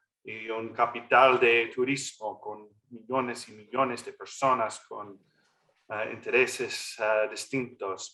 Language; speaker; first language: Spanish; non-native, fluent; English